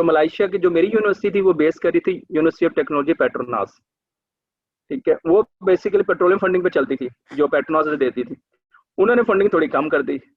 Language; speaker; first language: Urdu; non-native, local second language; Punjabi